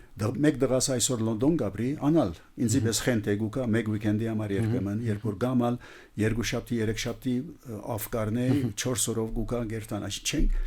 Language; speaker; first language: Armenian; early bilingual, heritage; Armenian